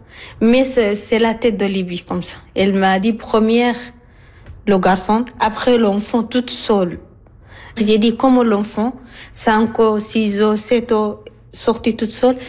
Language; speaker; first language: French; non-native, learner; Arabic